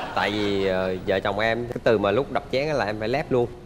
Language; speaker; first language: Vietnamese; native; Vietnamese